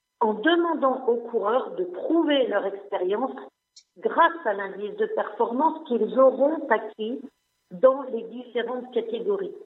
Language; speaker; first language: French; non-native, local second language; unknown